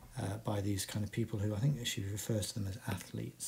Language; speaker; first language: English; native; English